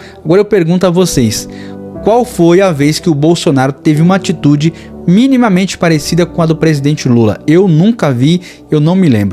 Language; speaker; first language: Portuguese; native; Portuguese